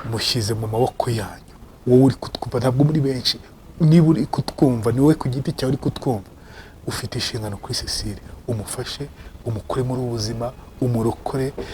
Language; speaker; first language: Kinyarwanda; native; Kinyarwanda